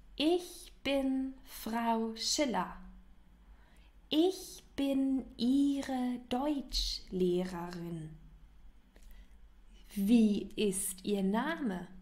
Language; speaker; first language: German; non-native, fluent; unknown